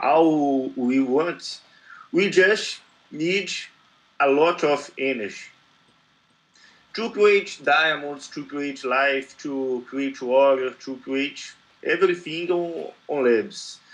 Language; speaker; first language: English; non-native, learner; Portuguese